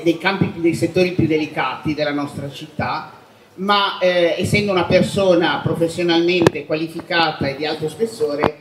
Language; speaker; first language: Italian; native; Italian